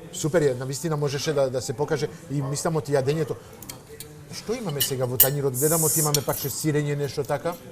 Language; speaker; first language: Macedonian; non-native, fluent; French